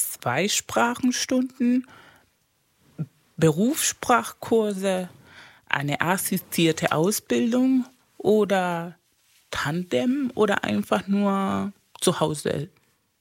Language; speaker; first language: German; non-native, fluent; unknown